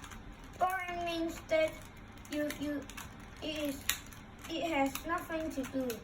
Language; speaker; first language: English; non-native, local second language; Cantonese